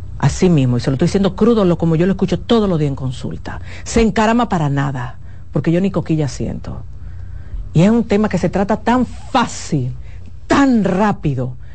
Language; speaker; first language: Spanish; native; Spanish